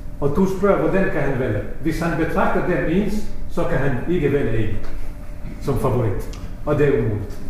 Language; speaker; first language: Danish; non-native, fluent; Bosnian